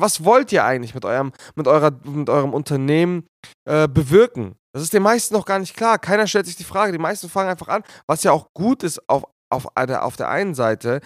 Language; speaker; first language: German; native; German